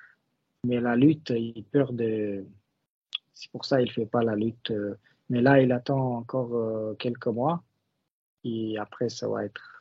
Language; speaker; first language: French; non-native, learner; Russian